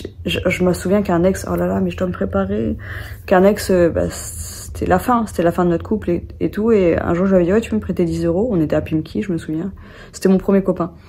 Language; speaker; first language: French; native; French